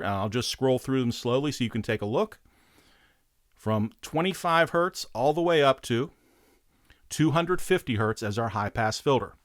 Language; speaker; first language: English; native; English